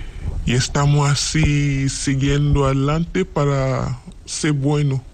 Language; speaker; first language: Spanish; non-native, learner; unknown